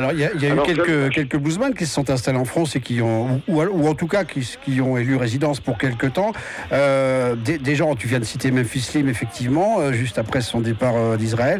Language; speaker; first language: French; native; French